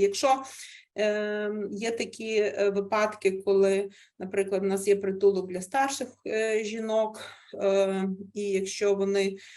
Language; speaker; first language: Ukrainian; native; Ukrainian